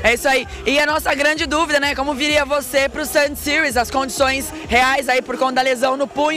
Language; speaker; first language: Portuguese; native; Portuguese